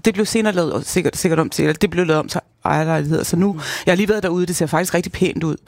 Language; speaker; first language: Danish; native; Danish